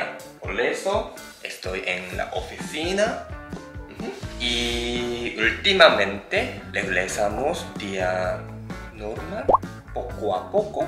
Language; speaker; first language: Spanish; non-native, learner; Japanese